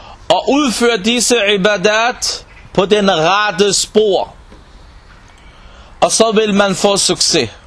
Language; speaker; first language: Danish; non-native, local second language; Arabic